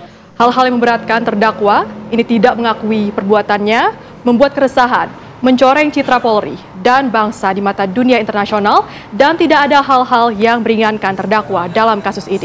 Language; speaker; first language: Indonesian; native; Indonesian